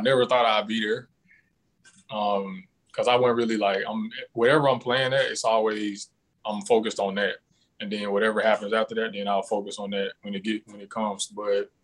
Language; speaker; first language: English; native; English